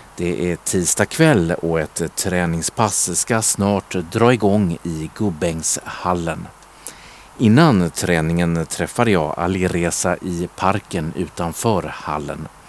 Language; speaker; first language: Swedish; native; Swedish